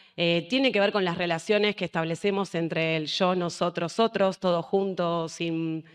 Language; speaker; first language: Spanish; native; Spanish